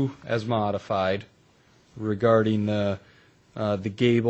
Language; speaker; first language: English; native; English